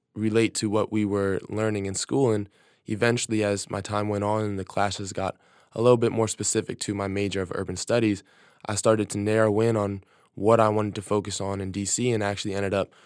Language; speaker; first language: English; native; English